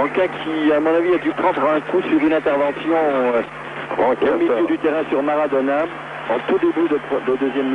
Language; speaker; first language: French; native; French